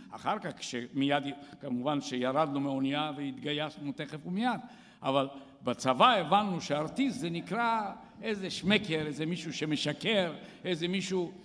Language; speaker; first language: Hebrew; non-native, fluent; Bulgarian